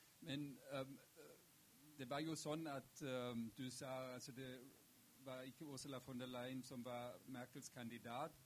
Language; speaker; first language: Norwegian; non-native, fluent; German